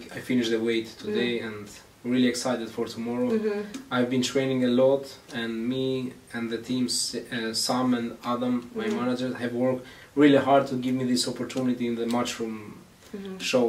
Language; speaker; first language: English; non-native, learner; Greek